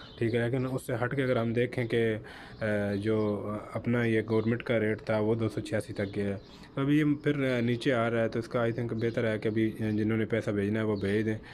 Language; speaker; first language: Urdu; native; Urdu